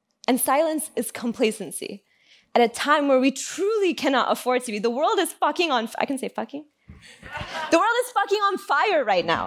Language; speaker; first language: English; native; English